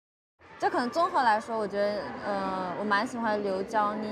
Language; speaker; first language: Chinese; native; Chinese